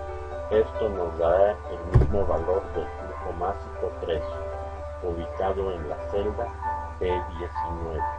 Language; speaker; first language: Spanish; native; Spanish